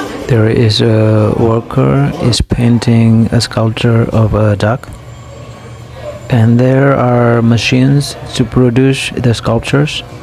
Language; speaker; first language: English; non-native, fluent; Indonesian